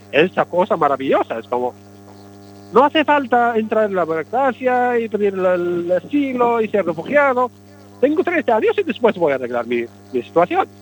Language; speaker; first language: Spanish; non-native, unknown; Arabic